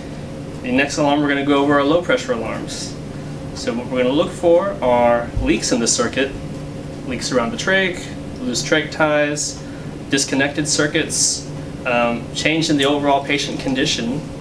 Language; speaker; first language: English; native; English